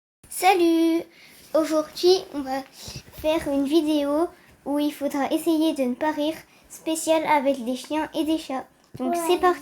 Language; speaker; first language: French; native; French